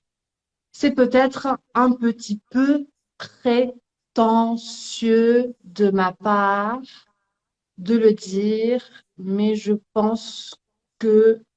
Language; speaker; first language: French; native; French